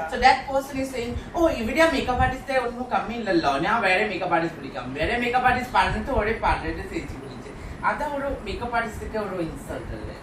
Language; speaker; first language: Malayalam; non-native, learner; Assamese